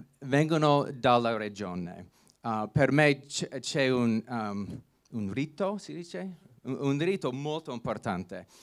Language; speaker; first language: Italian; non-native, learner; English